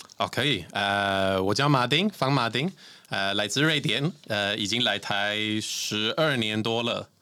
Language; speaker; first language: Chinese; non-native, fluent; Swedish